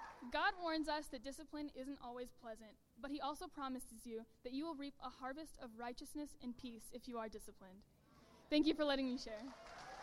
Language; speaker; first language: English; native; English